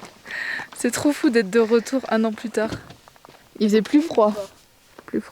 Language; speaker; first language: French; native; French